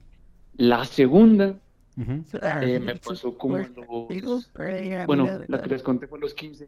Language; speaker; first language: Spanish; native; Spanish